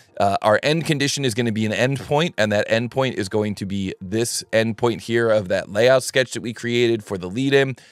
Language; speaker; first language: English; native; English